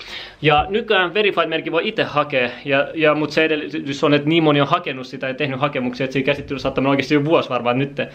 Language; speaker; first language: Finnish; native; Finnish